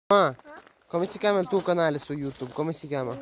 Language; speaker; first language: Italian; non-native, fluent; Russian